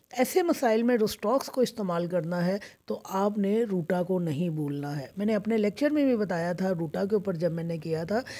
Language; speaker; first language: Urdu; native; Urdu